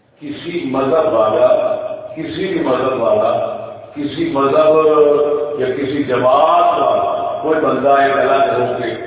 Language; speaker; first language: Urdu; non-native, local second language; Punjabi